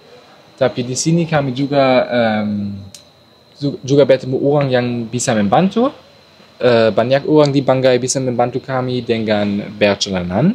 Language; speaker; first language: Indonesian; non-native, learner; German